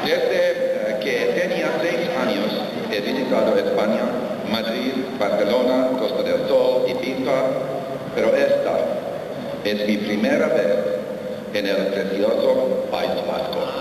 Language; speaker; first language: Spanish; non-native, fluent; Finnish